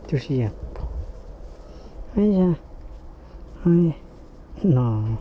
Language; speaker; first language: Danish; non-native, local second language; Kalaallisut